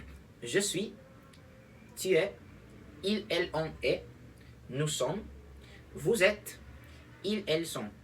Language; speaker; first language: French; non-native, learner; Spanish